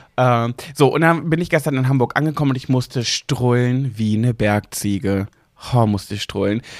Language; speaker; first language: German; native; German